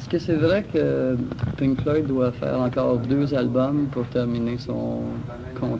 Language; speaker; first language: French; native; French